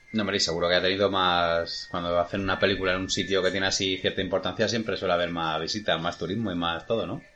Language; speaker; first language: Spanish; native; Spanish